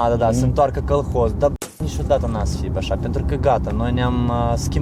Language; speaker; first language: Romanian; non-native, learner; Ukrainian